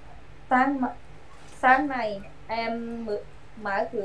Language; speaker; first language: Vietnamese; non-native, learner; Khmer